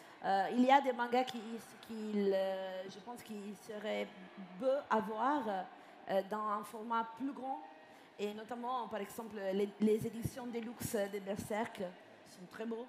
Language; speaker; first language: French; non-native, fluent; Italian